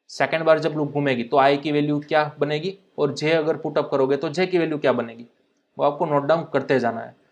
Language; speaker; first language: Hindi; non-native, local second language; Gujarati